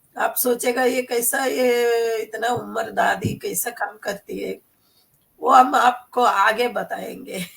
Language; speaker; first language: Hindi; non-native, local second language; Malayalam